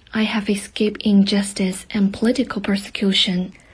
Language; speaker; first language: English; non-native, fluent; Chinese